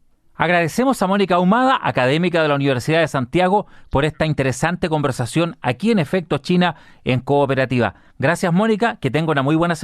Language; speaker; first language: Spanish; native; Spanish